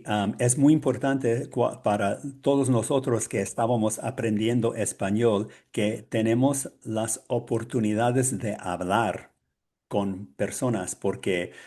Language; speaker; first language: Spanish; non-native, learner; English